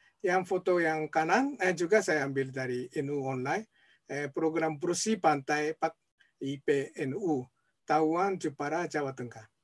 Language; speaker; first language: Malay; non-native, fluent; Japanese